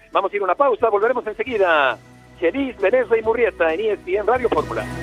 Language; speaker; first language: Spanish; native; Spanish